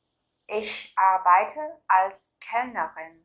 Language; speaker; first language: German; non-native, fluent; Vietnamese